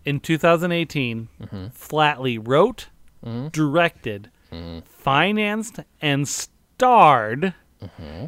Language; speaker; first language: English; native; English